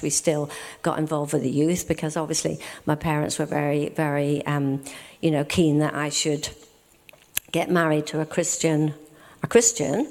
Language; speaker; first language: English; native; English